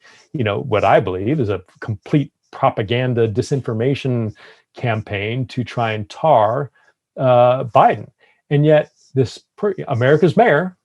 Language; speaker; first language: English; native; English